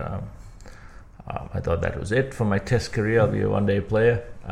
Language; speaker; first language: English; non-native, local second language; Sinhala